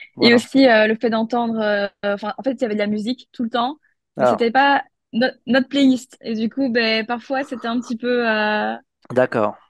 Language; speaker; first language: French; native; French